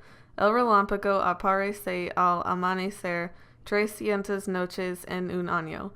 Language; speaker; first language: Spanish; non-native, learner; English